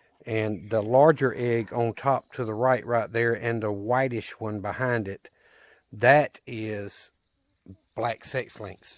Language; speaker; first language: English; native; English